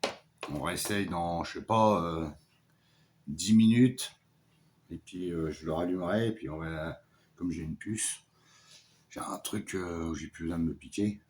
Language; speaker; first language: French; native; French